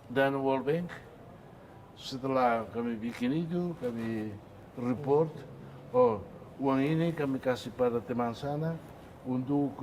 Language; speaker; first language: Indonesian; non-native, fluent; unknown